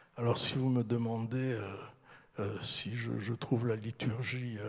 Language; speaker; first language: French; early bilingual, heritage; French